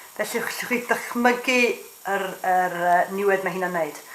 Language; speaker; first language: Welsh; native; Welsh